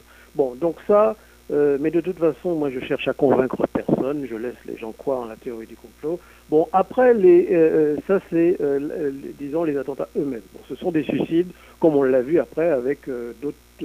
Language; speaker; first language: French; native; French